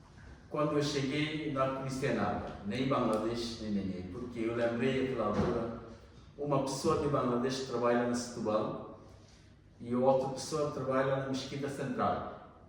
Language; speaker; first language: Portuguese; non-native, learner; Bangla